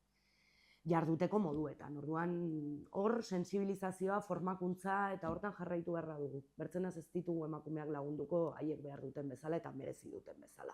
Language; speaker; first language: Basque; native; Basque